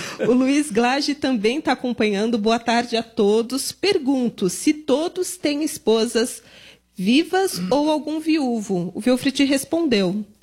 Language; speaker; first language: Portuguese; native; Portuguese